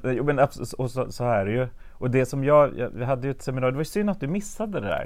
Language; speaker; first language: Swedish; native; Swedish